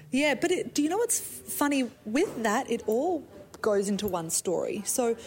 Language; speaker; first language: English; native; English